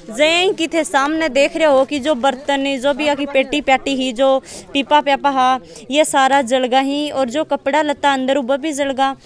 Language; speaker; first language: Hindi; native; Hindi